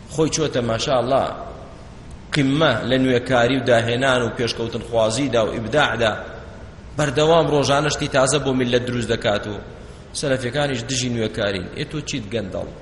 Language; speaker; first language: Central Kurdish; non-native, local second language; Kurdish